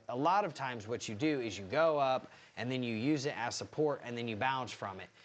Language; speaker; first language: English; native; English